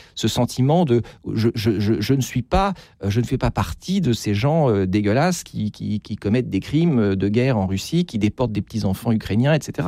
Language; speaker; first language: French; native; French